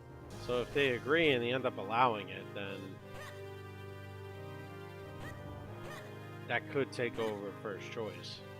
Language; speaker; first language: English; native; English